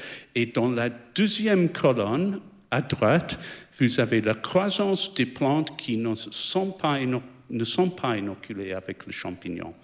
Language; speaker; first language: French; non-native, fluent; English